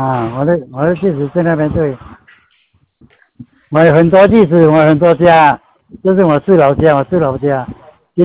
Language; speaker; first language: Chinese; non-native, local second language; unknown